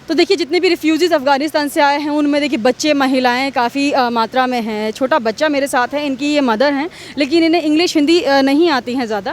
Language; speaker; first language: Hindi; native; Hindi